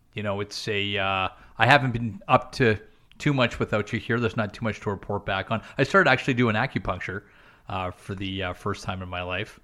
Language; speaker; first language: English; native; English